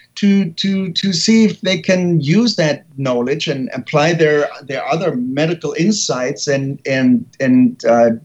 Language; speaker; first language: English; non-native, fluent; German